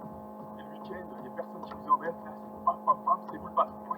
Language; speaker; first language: French; native; French